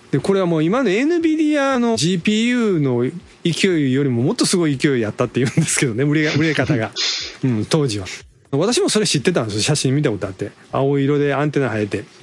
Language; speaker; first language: Japanese; native; Japanese